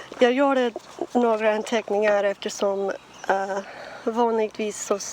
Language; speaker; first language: Swedish; non-native, learner; English